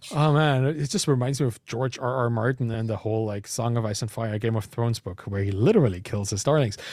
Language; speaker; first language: English; non-native, fluent; German